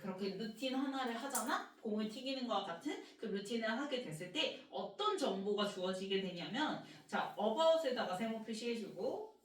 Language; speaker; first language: Korean; native; Korean